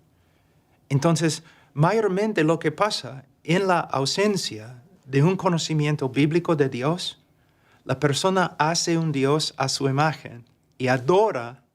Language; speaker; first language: Spanish; non-native, fluent; English